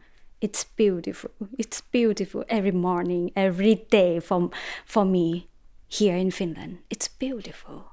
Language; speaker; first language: English; non-native, learner; Thai